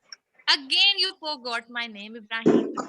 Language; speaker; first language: English; non-native, fluent; Urdu